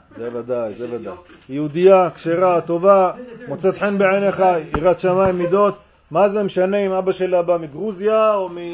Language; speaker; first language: Hebrew; native; Hebrew